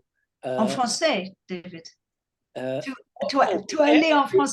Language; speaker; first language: French; non-native, learner; English